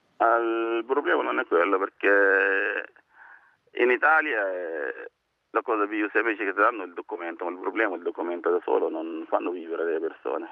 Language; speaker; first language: Italian; non-native, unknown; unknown